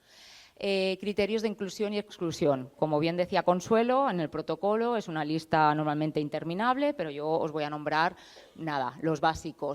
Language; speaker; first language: Spanish; native; Spanish